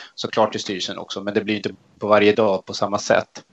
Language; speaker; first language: Swedish; native; Swedish